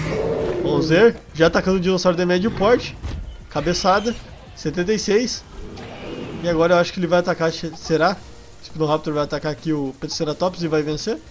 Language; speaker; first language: Portuguese; native; Portuguese